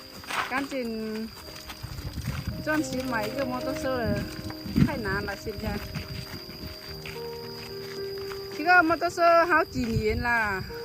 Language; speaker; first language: Chinese; non-native, learner; Lao